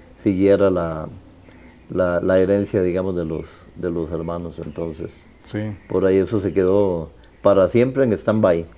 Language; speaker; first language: Spanish; native; Spanish